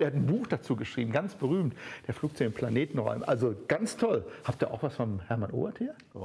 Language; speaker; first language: German; native; German